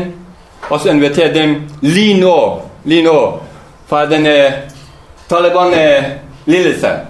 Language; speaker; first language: Danish; non-native, learner; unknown